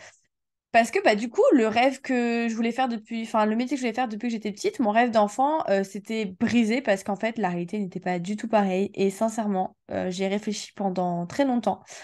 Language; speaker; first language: French; native; French